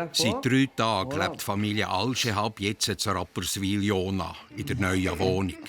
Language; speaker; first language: German; native; German